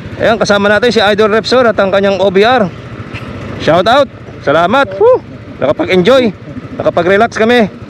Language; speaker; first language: Filipino; native; Filipino